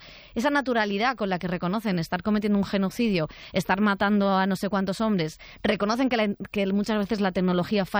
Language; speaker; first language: Spanish; native; Spanish